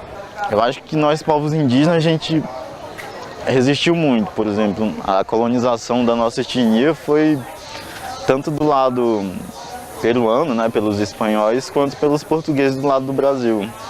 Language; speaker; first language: Portuguese; non-native, local second language; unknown